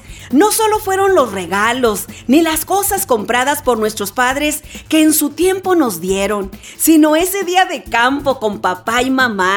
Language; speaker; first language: Spanish; native; Spanish